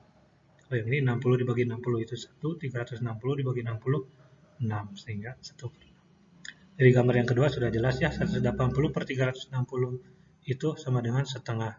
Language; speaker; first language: Indonesian; native; Indonesian